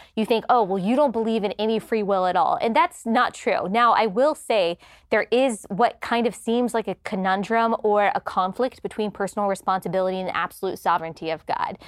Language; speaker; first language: English; native; English